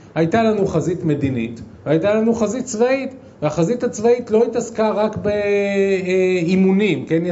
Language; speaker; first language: Hebrew; native; Hebrew